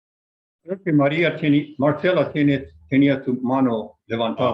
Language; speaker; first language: Spanish; non-native, fluent; Japanese